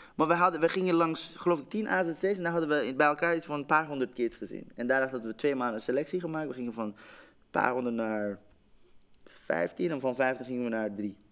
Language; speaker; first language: Dutch; early bilingual, other home language; Persian